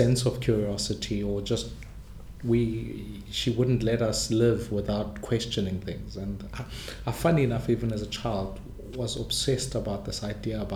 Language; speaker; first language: English; non-native, local second language; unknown